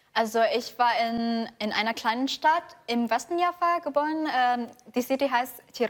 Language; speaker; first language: German; non-native, fluent; Indonesian